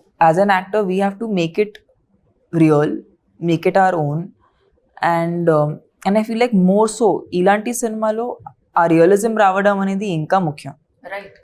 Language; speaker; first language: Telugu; non-native, fluent; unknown